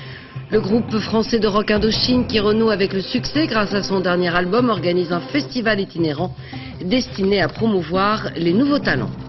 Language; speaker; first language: French; native; French